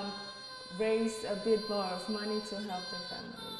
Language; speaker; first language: English; non-native, fluent; Portuguese